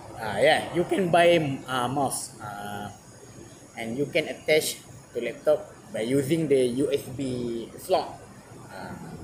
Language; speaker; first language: English; non-native, learner; Malay